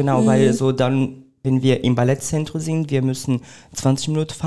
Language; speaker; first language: German; non-native, fluent; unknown